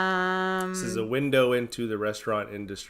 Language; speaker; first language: English; native; English